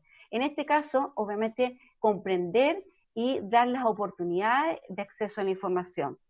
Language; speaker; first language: Spanish; native; Spanish